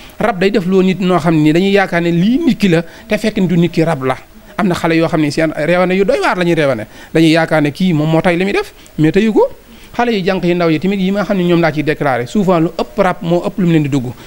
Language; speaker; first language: Wolof; native; Wolof